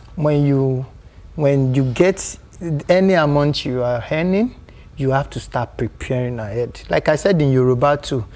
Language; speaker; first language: English; non-native, local second language; Yoruba